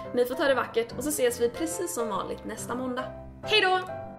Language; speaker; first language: Swedish; native; Swedish